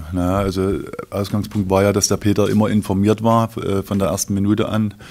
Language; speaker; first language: German; native; German